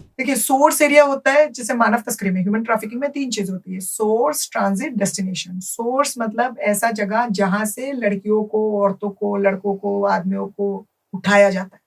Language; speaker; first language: Hindi; non-native, local second language; Bangla